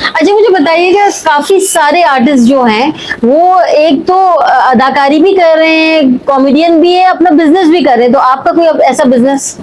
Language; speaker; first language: Urdu; native; Urdu